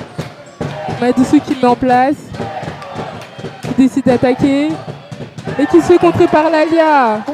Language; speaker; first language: French; native; French